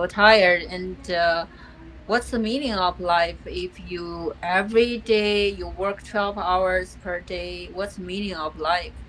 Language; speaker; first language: English; non-native, fluent; Chinese